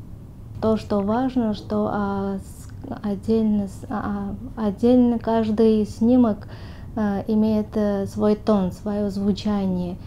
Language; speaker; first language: Russian; non-native, fluent; Armenian